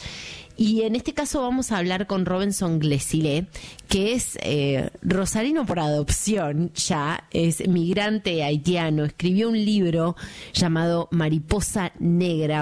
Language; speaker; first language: Spanish; native; Spanish